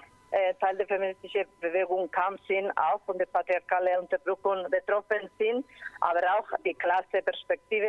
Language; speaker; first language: German; non-native, learner; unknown